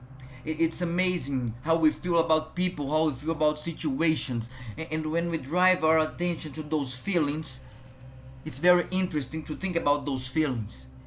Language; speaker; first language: English; non-native, fluent; Portuguese